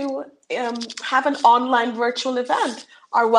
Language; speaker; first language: English; non-native, local second language; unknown